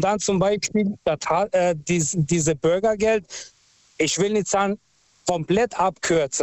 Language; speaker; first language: German; non-native, fluent; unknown